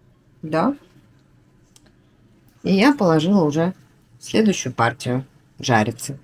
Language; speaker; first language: Russian; native; Russian